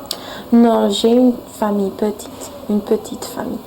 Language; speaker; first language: French; non-native, learner; English